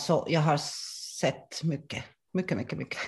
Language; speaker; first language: Swedish; non-native, local second language; Finnish